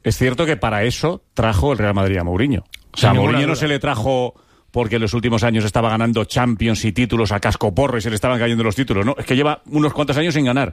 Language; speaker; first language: Spanish; native; Spanish